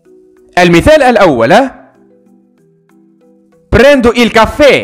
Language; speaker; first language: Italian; non-native, fluent; Arabic